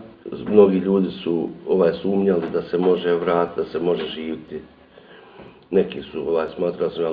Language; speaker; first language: Bosnian; native; Bosnian